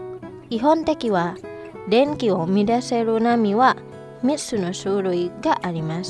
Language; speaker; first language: Japanese; non-native, fluent; Indonesian